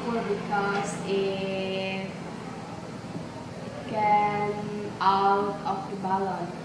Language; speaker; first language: English; non-native, learner; Indonesian